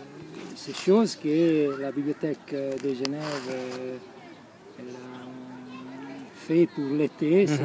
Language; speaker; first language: French; non-native, fluent; Italian